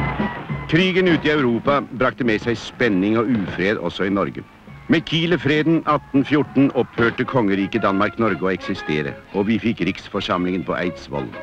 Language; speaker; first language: Norwegian; native; Norwegian